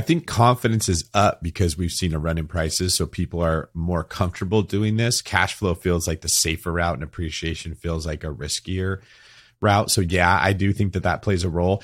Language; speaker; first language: English; native; English